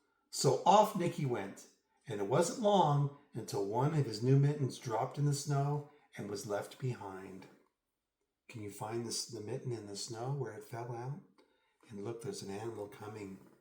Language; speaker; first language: English; native; English